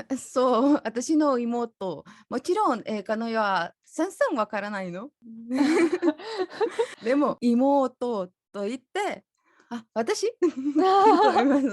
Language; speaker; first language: Japanese; non-native, learner; Spanish